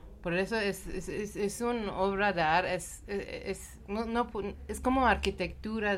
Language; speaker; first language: Spanish; non-native, learner; Persian